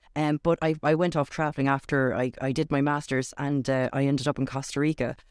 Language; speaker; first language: English; native; English